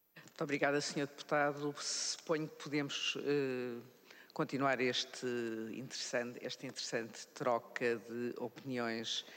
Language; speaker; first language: Portuguese; native; Portuguese